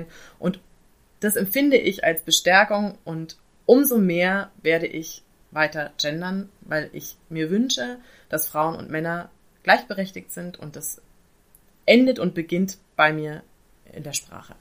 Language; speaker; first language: German; native; German